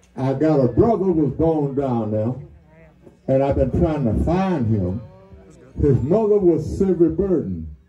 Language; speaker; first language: English; native; English